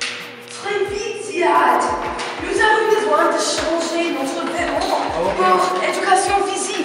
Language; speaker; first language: French; non-native, learner; English